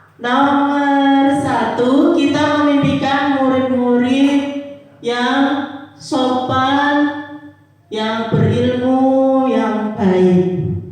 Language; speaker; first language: Indonesian; non-native, local second language; Javanese